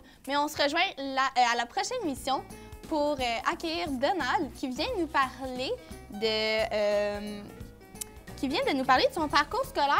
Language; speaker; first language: French; native; French